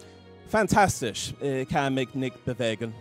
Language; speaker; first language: German; non-native, fluent; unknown